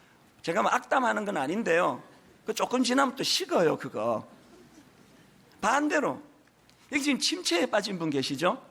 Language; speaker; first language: Korean; native; Korean